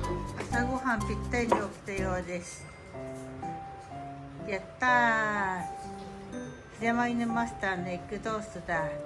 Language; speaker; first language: Japanese; native; Japanese